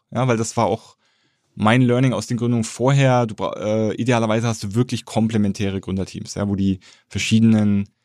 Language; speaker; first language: German; native; German